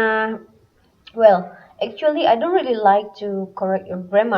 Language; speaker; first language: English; non-native, fluent; Indonesian